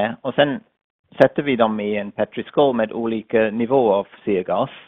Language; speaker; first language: Swedish; non-native, fluent; English